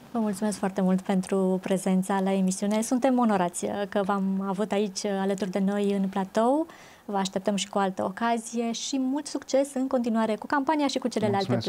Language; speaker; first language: Romanian; native; Romanian